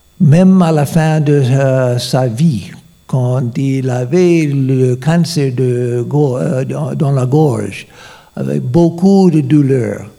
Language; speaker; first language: French; non-native, fluent; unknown